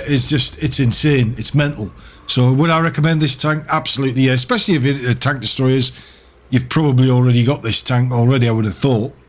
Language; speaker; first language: English; native; English